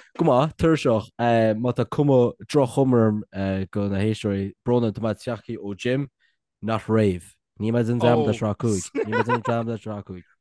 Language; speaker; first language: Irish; native; Irish